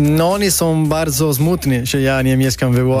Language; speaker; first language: Polish; non-native, learner; Italian